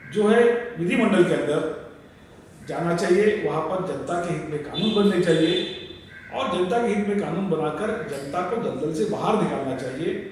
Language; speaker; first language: Hindi; non-native, local second language; Marathi